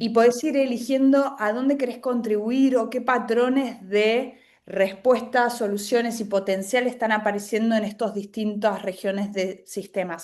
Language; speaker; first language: Spanish; native; Spanish